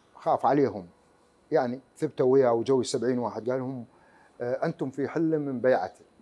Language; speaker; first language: Arabic; native; Arabic